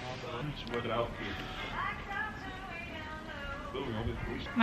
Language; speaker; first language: German; native; German